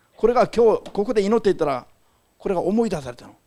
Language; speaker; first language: Japanese; non-native, fluent; Korean